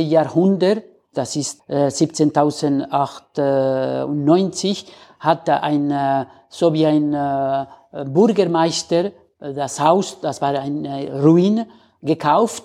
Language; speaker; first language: German; non-native, fluent; Spanish